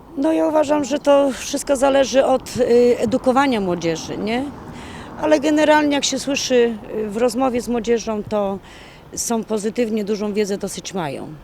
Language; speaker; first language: Polish; native; Polish